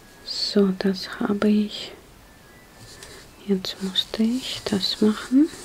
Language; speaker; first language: German; non-native, learner; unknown